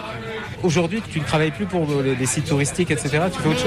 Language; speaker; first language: French; native; French